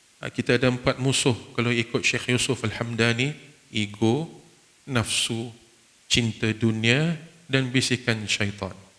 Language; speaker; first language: Malay; non-native, fluent; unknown